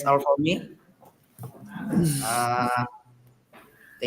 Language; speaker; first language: English; non-native, learner; Indonesian